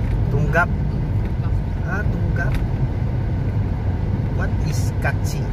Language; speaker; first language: Korean; non-native, learner; Filipino